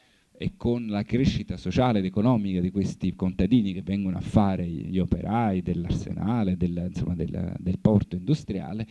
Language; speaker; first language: Italian; native; Italian